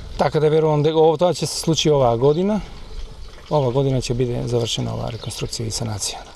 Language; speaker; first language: Macedonian; native; Macedonian